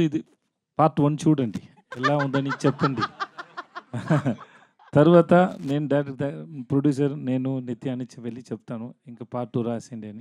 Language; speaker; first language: Telugu; non-native, learner; Tamil